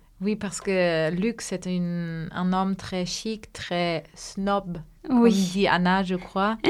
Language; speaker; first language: French; non-native, fluent; Spanish